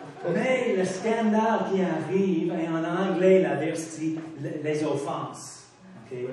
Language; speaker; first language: French; non-native, fluent; English